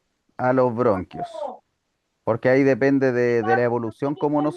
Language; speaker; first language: Spanish; native; Spanish